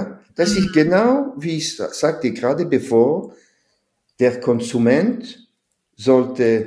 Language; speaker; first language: German; non-native, fluent; French